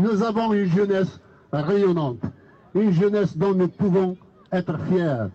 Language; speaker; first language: French; non-native, local second language; Kabyle